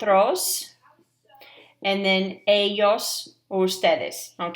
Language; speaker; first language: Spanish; non-native, fluent; English